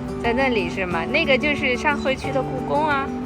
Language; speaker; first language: Chinese; native; Chinese